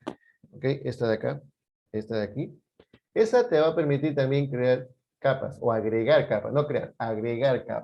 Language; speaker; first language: Spanish; native; Spanish